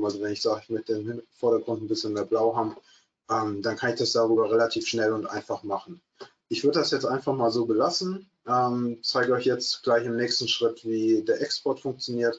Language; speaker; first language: German; native; German